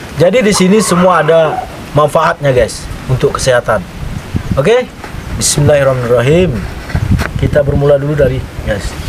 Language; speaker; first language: Indonesian; non-native, local second language; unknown